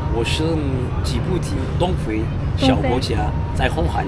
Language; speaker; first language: Chinese; non-native, learner; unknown